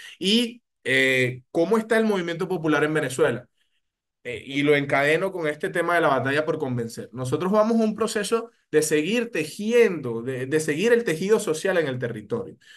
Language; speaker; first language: Spanish; native; Spanish